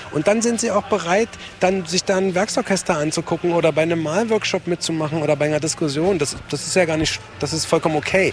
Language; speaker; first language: German; native; German